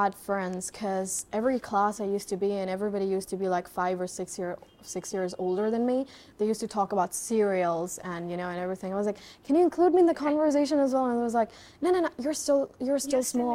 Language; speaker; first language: English; non-native, local second language; Haryanvi